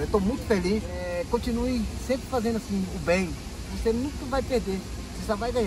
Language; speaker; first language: Portuguese; native; Portuguese